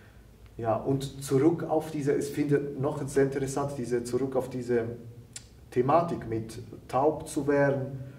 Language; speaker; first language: German; non-native, fluent; Italian